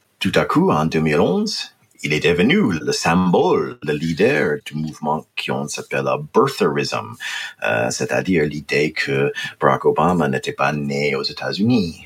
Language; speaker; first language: French; non-native, fluent; English